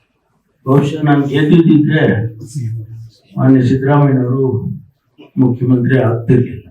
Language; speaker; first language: Kannada; native; Kannada